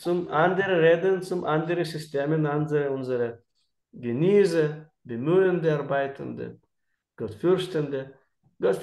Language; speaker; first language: German; non-native, learner; Russian